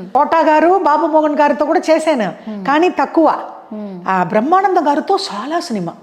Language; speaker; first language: Telugu; non-native, local second language; Tamil